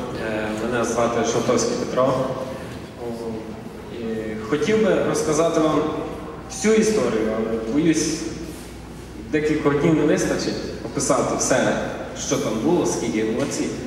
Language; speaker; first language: Ukrainian; native; Ukrainian